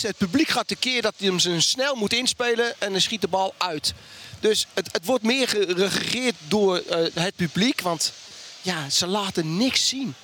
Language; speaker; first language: Dutch; native; Dutch